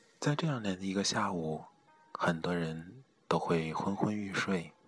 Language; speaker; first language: Chinese; native; Chinese